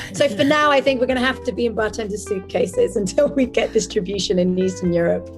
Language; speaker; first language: English; early bilingual, other home language; French